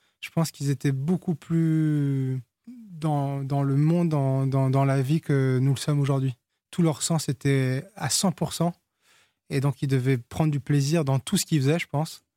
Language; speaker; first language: French; early bilingual, other home language; Portuguese